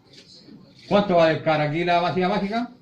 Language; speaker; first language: Spanish; native; Spanish